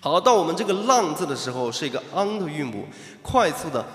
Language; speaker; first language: Chinese; native; Chinese